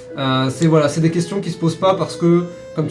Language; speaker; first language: French; native; French